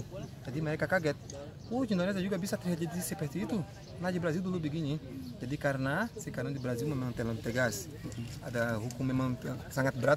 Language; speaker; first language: Indonesian; non-native, fluent; Portuguese